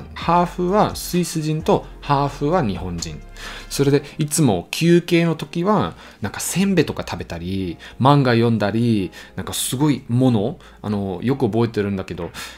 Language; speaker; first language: Japanese; non-native, learner; German